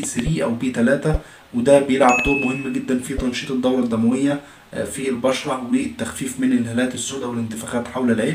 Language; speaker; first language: Arabic; native; Arabic